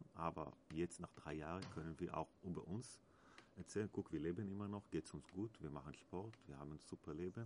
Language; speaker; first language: German; non-native, learner; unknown